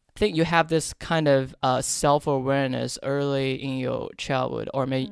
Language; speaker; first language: English; non-native, fluent; Chinese